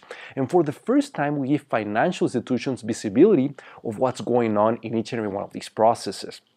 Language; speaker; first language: English; non-native, fluent; Spanish